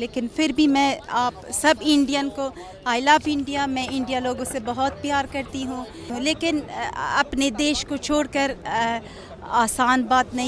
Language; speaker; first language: Hindi; non-native, fluent; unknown